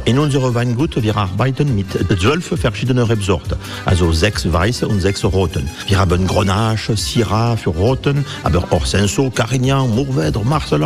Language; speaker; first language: German; non-native, fluent; French